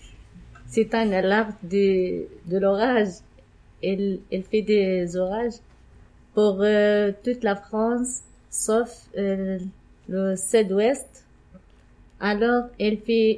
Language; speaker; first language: French; non-native, learner; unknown